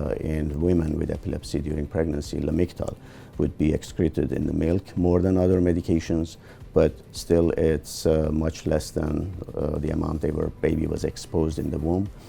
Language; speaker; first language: English; non-native, fluent; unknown